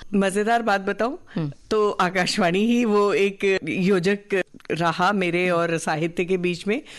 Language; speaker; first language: Hindi; native; Hindi